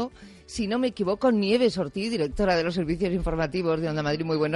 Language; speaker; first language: Spanish; native; Spanish